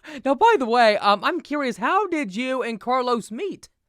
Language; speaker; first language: English; native; English